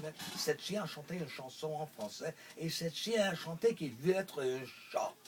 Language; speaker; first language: French; non-native, local second language; English